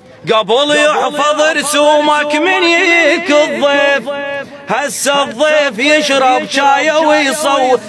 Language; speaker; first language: Arabic; native; Arabic